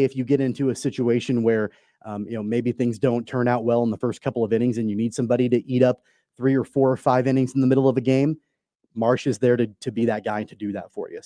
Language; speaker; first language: English; native; English